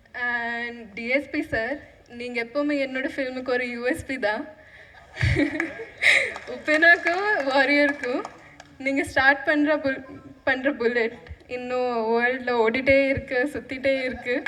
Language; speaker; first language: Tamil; non-native, fluent; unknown